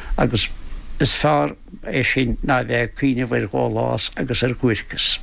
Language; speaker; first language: Irish; native; Irish